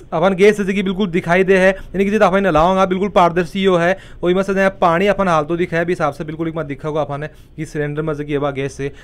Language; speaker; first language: Hindi; native; Hindi